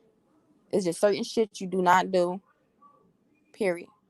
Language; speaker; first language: English; native; English